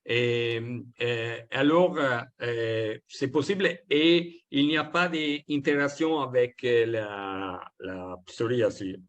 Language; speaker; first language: French; non-native, learner; Italian